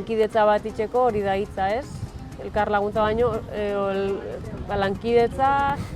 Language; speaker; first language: Basque; native; Basque